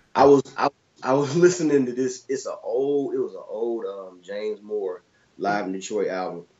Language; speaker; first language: English; native; English